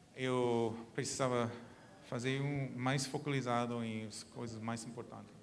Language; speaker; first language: Portuguese; non-native, learner; English